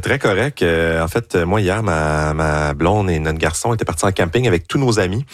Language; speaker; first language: French; native; French